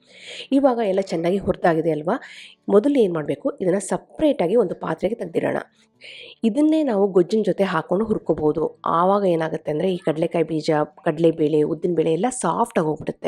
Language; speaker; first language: Kannada; native; Kannada